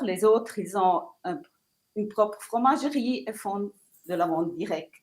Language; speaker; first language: French; non-native, local second language; Italian